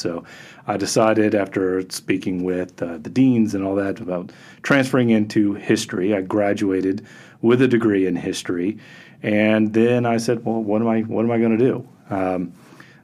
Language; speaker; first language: English; native; English